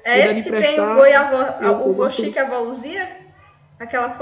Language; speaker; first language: Portuguese; native; Portuguese